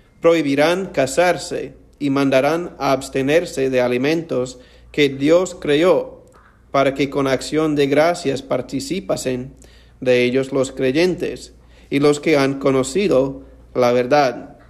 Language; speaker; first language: Spanish; non-native, fluent; English